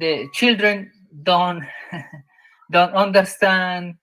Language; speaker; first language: English; non-native, learner; Spanish